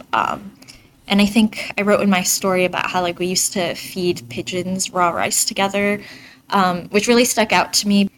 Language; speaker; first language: English; early bilingual, other home language; Bangla